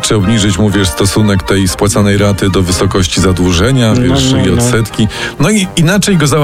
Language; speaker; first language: Polish; native; Polish